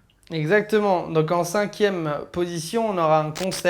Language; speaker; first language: French; native; French